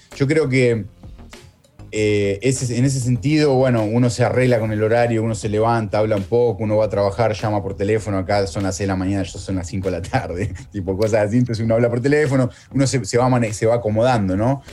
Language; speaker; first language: Spanish; native; Spanish